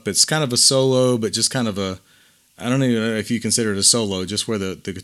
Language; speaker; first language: English; native; English